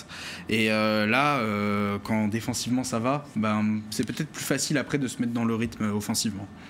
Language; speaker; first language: French; native; French